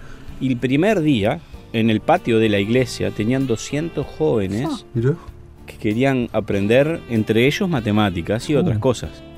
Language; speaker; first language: Spanish; native; Spanish